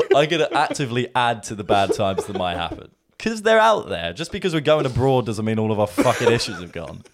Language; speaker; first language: English; native; English